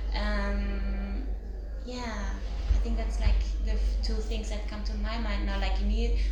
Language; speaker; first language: English; non-native, fluent; German